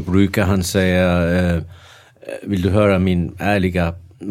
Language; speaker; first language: Swedish; non-native, fluent; Danish